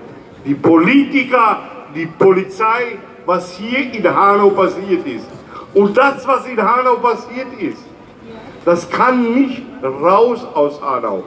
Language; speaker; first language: German; non-native, fluent; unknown